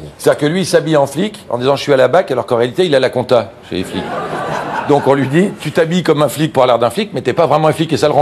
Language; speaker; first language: French; native; French